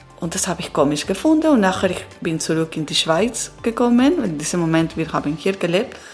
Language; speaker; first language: German; non-native, learner; Italian